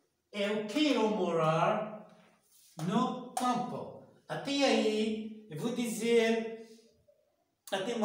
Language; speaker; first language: Portuguese; non-native, learner; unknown